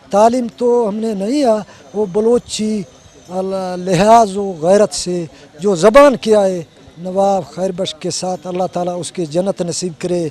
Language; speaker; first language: Hindi; non-native, local second language; Baluchi